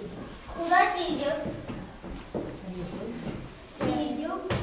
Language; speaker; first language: Russian; non-native, learner; Kyrgyz